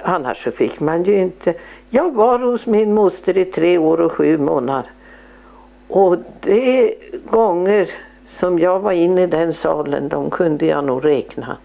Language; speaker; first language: Swedish; native; Swedish